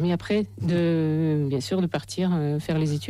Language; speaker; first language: French; non-native, fluent; Russian